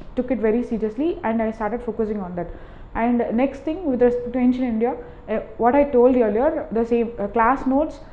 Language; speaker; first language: English; non-native, local second language; Tamil